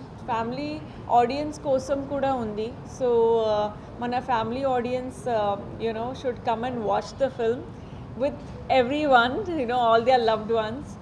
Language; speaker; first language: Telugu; non-native, learner; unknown